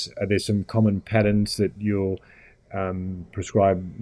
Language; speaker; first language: English; native; English